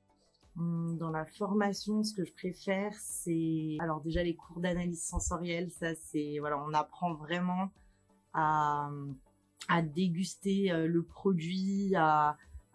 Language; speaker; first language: French; native; French